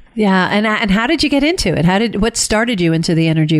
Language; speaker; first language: English; native; English